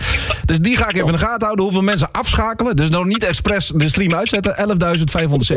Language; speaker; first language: Dutch; native; Dutch